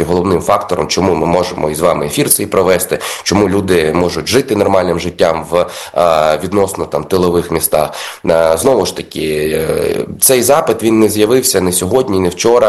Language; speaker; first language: Ukrainian; native; Ukrainian